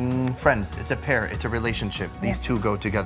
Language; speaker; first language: English; native; English